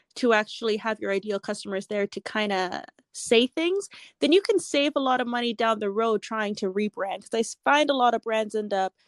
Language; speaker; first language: English; native; English